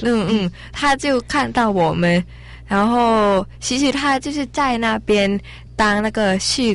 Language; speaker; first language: Chinese; non-native, learner; Thai